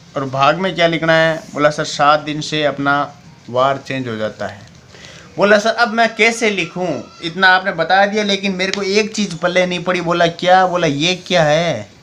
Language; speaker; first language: Hindi; native; Hindi